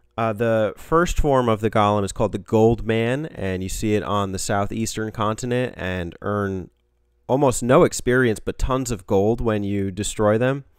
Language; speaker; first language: English; native; English